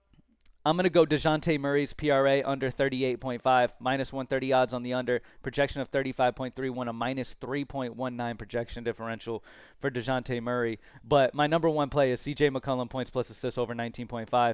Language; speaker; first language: English; native; English